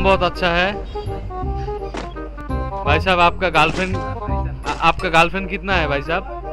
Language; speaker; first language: Hindi; non-native, learner; Bangla